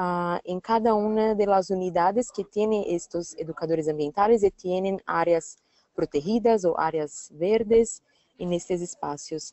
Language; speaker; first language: Spanish; non-native, learner; Portuguese